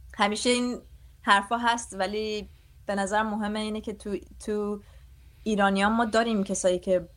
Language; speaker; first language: Persian; early bilingual, other home language; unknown